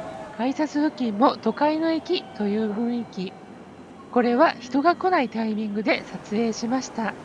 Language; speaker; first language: Japanese; native; Japanese